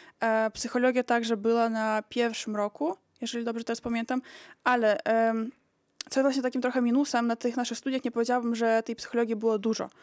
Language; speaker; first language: Polish; early bilingual, heritage; Polish